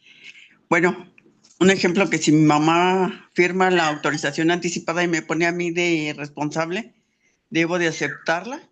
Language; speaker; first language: Spanish; native; Spanish